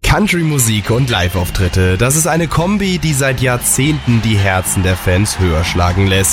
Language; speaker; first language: German; native; German